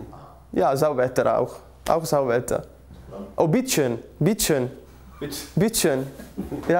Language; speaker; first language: German; non-native, learner; Italian